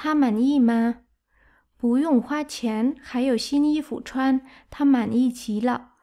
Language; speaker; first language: Chinese; non-native, fluent; Vietnamese